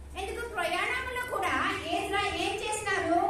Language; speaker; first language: Telugu; non-native, learner; Odia